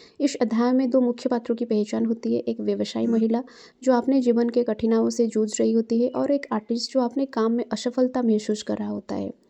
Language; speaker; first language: Hindi; non-native, local second language; Odia